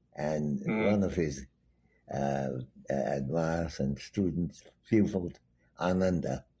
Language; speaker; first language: English; non-native, local second language; Bangla